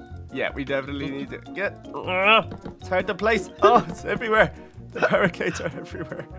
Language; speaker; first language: English; native; English